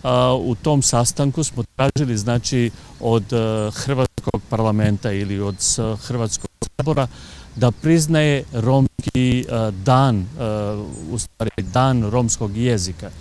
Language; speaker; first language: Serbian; non-native, local second language; Romany